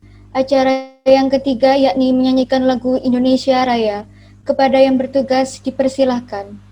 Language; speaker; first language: Malay; native; Malay